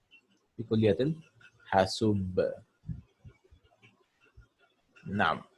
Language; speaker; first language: Arabic; non-native, fluent; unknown